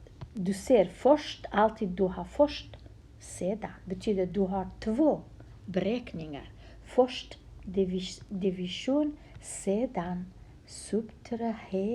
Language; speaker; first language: Swedish; non-native, fluent; Central Kurdish